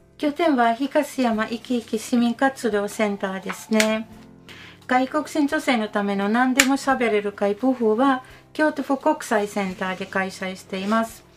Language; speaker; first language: Japanese; non-native, fluent; Finnish